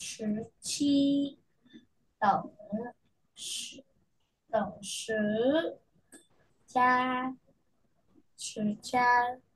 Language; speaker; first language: Chinese; non-native, learner; Vietnamese